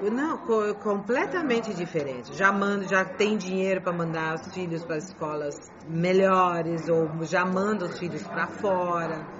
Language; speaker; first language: Portuguese; early bilingual, heritage; Portuguese